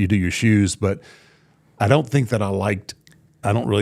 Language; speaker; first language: English; native; English